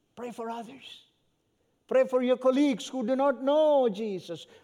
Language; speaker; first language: English; non-native, local second language; Malayalam